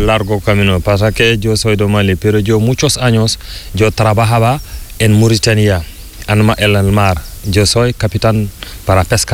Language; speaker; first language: Spanish; non-native, learner; Fula